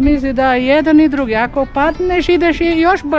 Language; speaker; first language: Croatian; non-native, learner; Portuguese